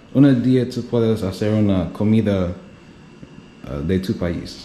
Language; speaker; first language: Spanish; non-native, learner; English